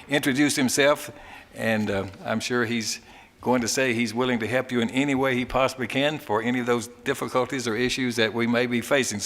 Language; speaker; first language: English; native; English